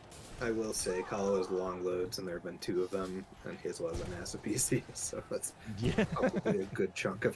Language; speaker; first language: English; native; English